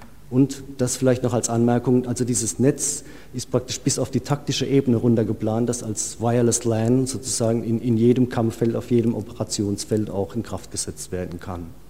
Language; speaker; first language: German; native; German